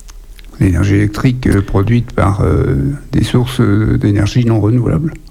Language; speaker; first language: French; native; French